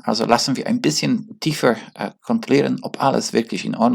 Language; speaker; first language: German; non-native, learner; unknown